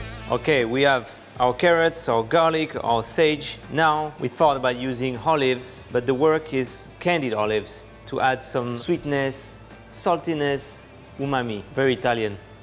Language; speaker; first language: English; non-native, fluent; French